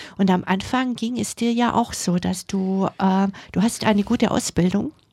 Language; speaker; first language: German; native; German